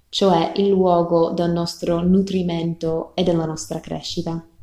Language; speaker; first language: Italian; non-native, fluent; English